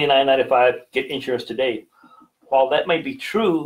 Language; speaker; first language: English; native; English